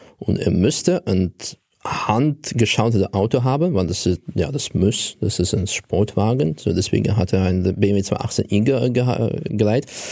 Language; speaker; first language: German; non-native, fluent; Russian